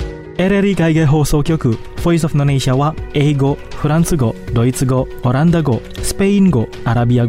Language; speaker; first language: Japanese; non-native, fluent; Indonesian